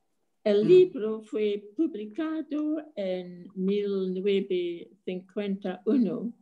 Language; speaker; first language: Spanish; non-native, fluent; English